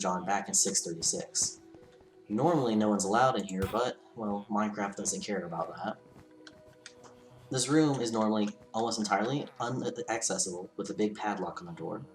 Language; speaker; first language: English; native; English